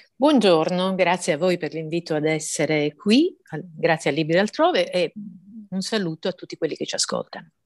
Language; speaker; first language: Italian; native; Italian